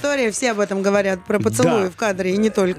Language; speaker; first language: Russian; native; Russian